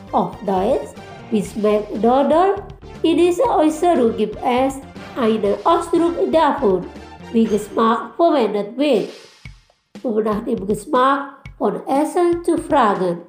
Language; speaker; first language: German; non-native, fluent; Indonesian